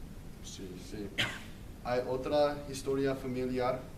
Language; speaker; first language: Spanish; non-native, learner; English